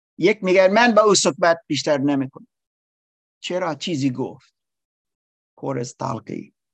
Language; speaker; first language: Persian; non-native, learner; English